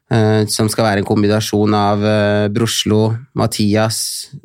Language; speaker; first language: Norwegian; native; Norwegian